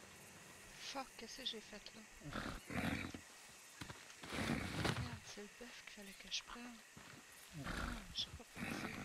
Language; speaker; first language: French; native; French